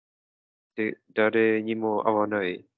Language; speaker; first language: Japanese; non-native, learner; Czech